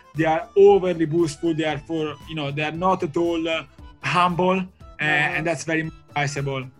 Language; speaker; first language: English; non-native, fluent; Italian